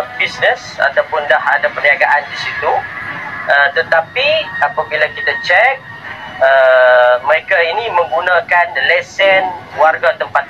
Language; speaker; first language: Malay; native; Malay